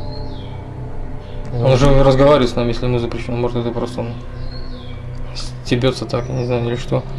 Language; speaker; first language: Russian; native; Russian